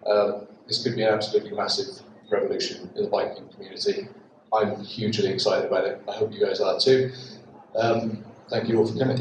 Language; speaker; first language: English; native; English